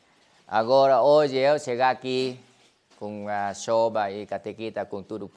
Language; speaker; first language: Portuguese; non-native, learner; Vietnamese